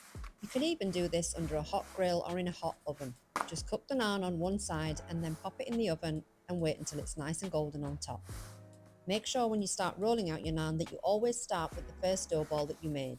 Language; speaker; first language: English; native; English